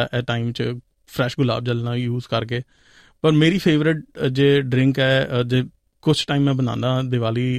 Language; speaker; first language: Punjabi; non-native, local second language; Hindi